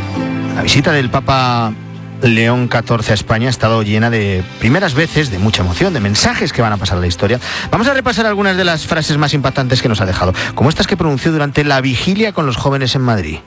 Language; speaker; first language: Spanish; native; Spanish